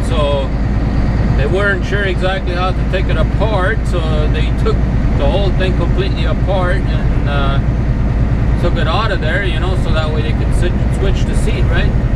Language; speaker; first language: English; non-native, fluent; Low German